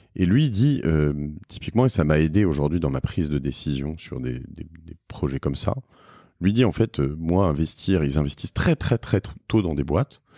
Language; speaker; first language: French; native; French